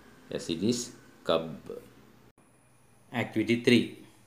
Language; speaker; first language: English; non-native, local second language; Malayalam